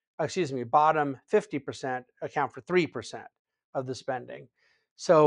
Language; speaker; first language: English; native; English